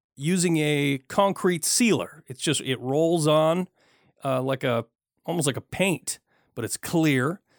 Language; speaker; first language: English; native; English